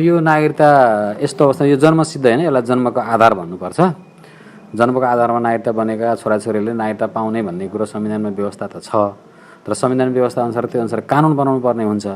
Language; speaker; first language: Nepali; native; Nepali